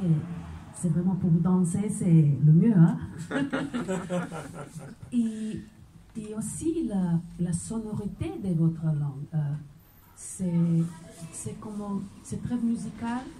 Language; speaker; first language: French; non-native, fluent; Croatian